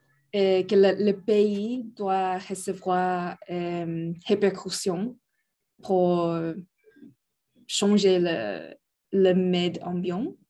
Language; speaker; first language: French; non-native, learner; Spanish